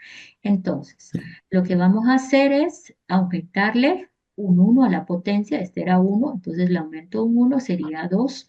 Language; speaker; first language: Spanish; native; Spanish